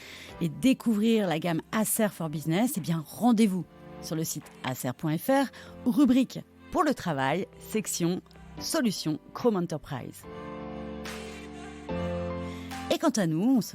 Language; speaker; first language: French; native; French